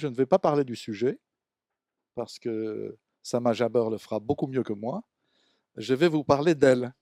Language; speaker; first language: French; native; French